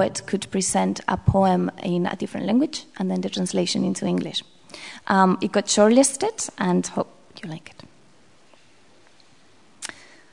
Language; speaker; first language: English; non-native, fluent; Spanish